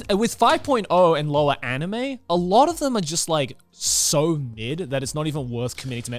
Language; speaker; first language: English; native; English